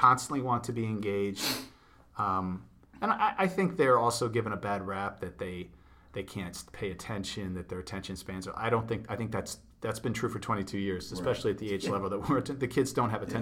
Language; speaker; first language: English; native; English